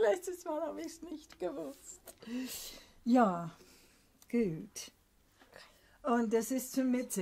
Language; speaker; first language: German; non-native, fluent; English